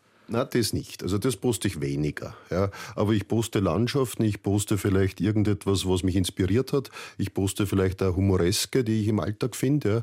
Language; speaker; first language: German; native; German